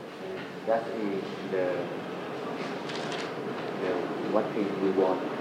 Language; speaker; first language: English; non-native, learner; Vietnamese